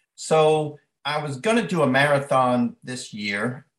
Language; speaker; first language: English; native; English